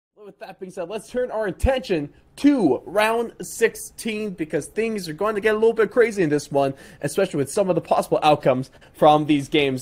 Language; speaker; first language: English; native; English